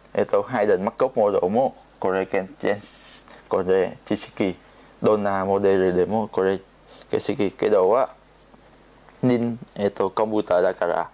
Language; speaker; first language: Japanese; non-native, learner; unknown